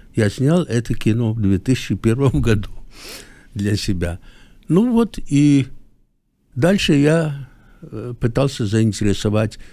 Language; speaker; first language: Russian; native; Russian